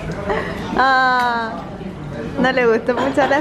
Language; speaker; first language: Spanish; native; Spanish